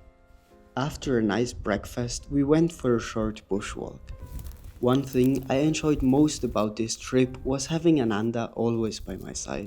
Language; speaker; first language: English; non-native, fluent; German